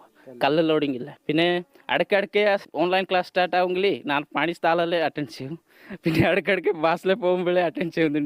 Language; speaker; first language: Malayalam; non-native, learner; Odia